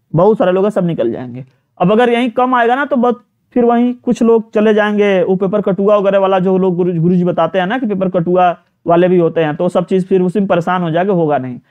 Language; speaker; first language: Hindi; native; Hindi